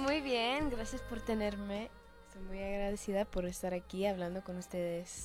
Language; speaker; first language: Spanish; early bilingual, heritage; Spanish